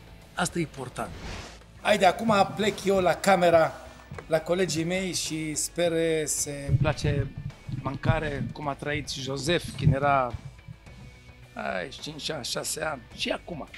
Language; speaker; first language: Romanian; non-native, learner; Arabic